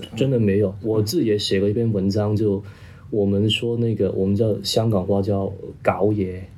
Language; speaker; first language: Chinese; non-native, local second language; Cantonese